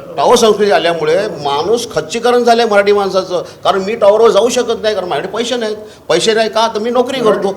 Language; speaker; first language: Marathi; native; Marathi